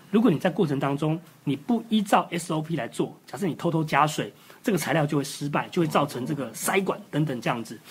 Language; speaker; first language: Chinese; native; Chinese